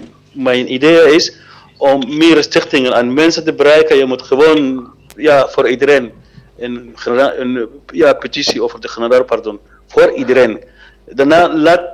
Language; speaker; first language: Dutch; non-native, fluent; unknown